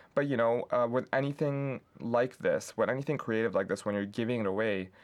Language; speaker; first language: English; non-native, local second language; Urdu